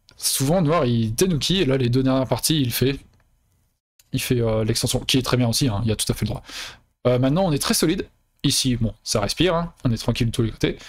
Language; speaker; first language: French; native; French